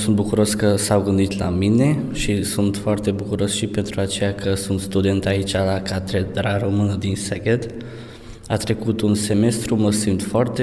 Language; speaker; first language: Romanian; early bilingual, heritage; Romanian